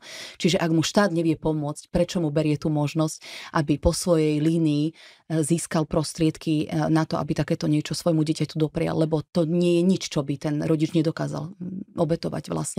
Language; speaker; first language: Slovak; native; Slovak